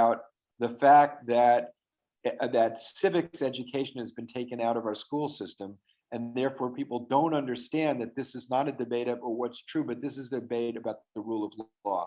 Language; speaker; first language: English; native; English